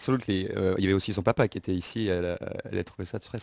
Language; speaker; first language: French; native; French